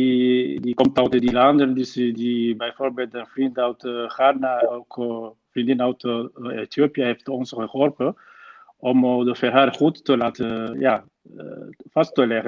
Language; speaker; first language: Dutch; non-native, fluent; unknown